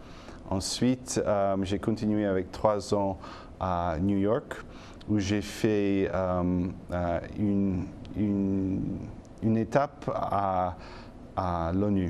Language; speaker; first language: French; non-native, fluent; English